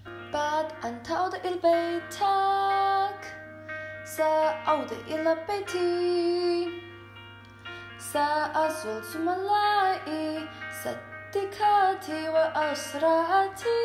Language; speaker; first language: Arabic; non-native, learner; English